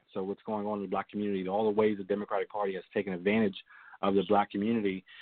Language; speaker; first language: English; native; English